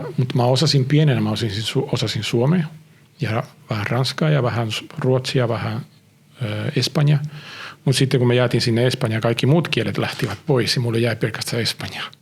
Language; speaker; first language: Finnish; early bilingual, heritage; Finnish